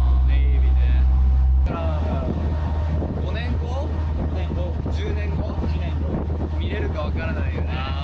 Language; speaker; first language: Japanese; native; Japanese